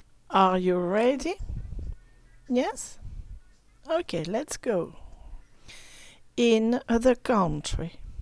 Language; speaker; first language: English; non-native, fluent; French